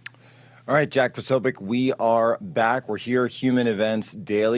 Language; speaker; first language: English; native; English